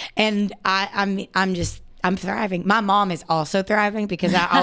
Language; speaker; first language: English; native; English